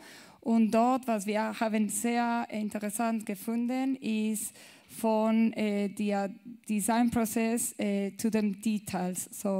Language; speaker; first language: German; non-native, learner; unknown